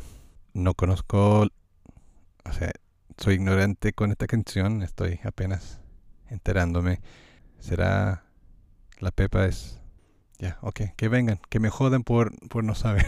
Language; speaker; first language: Spanish; non-native, fluent; English